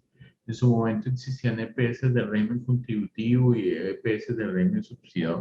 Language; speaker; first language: Spanish; native; Spanish